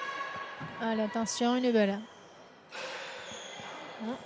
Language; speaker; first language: French; native; French